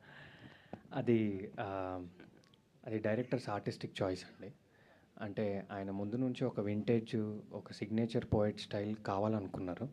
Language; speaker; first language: Telugu; native; Telugu